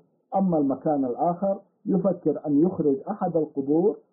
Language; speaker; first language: Arabic; native; Arabic